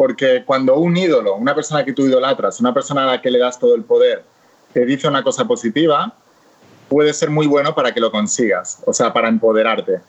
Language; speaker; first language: Spanish; native; Spanish